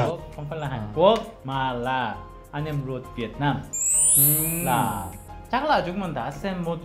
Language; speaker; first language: Vietnamese; non-native, fluent; Korean